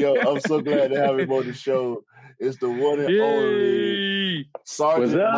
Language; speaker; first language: English; native; English